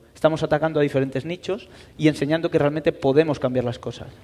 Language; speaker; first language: Spanish; native; Spanish